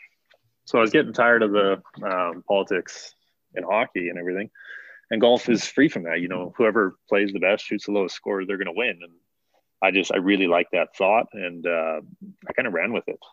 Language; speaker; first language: English; native; English